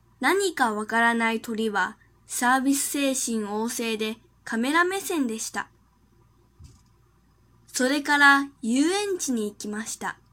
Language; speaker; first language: Japanese; non-native, fluent; Chinese